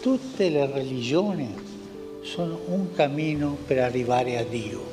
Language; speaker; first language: Italian; non-native, fluent; Spanish